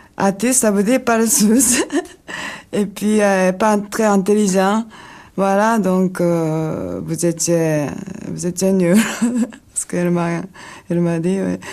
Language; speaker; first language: French; non-native, learner; Japanese